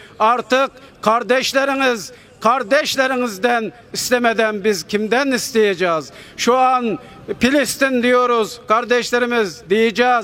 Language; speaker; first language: Turkish; non-native, fluent; Uyghur